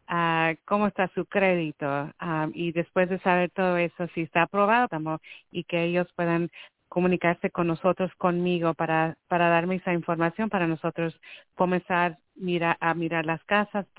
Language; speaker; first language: Spanish; early bilingual, heritage; Spanish